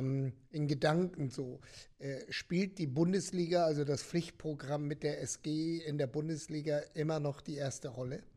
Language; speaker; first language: German; native; German